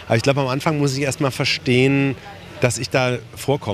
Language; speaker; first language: German; native; German